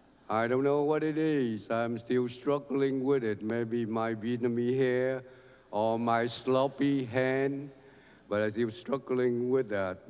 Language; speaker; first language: English; non-native, fluent; Vietnamese